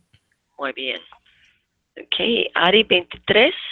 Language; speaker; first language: Spanish; non-native, fluent; English